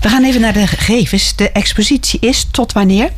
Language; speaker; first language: Dutch; native; Dutch